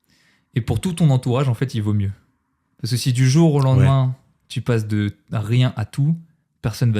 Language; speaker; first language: French; native; French